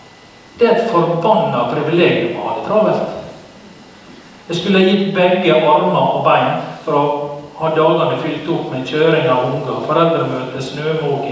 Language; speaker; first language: Norwegian; native; Norwegian